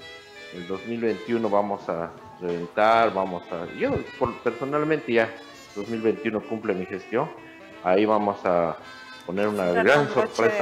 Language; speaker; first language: Spanish; native; Spanish